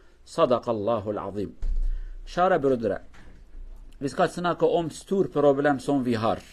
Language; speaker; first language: Norwegian; non-native, fluent; Kurdish